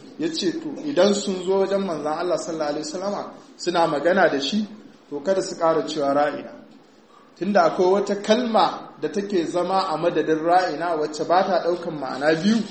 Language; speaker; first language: Hausa; native; Hausa